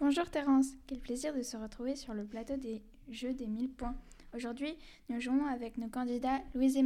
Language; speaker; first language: French; native; French